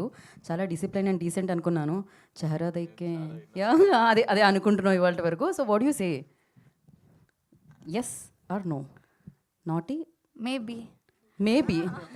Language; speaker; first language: Telugu; native; Telugu